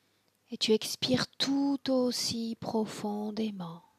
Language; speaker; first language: French; native; French